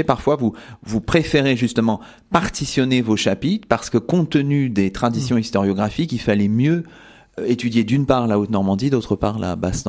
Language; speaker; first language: French; native; French